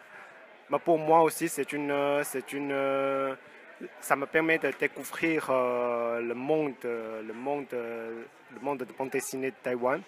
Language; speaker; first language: French; non-native, fluent; Chinese